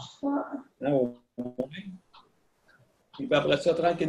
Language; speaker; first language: French; native; French